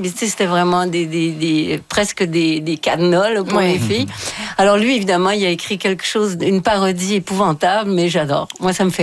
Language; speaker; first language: French; native; French